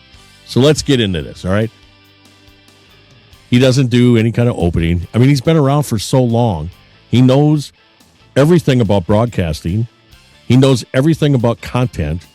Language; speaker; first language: English; native; English